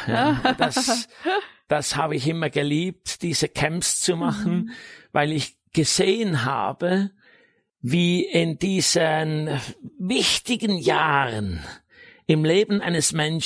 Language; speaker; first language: German; native; German